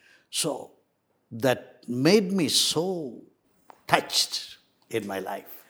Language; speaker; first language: English; non-native, local second language; Tamil